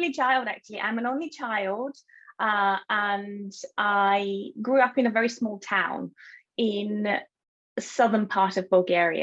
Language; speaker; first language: English; non-native, fluent; Bulgarian